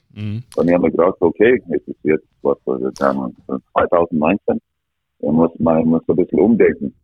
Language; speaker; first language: German; non-native, fluent; English